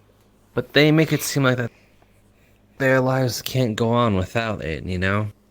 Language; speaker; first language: English; native; English